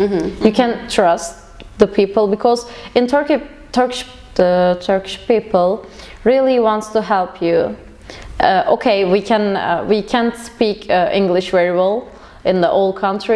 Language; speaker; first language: English; non-native, learner; Turkish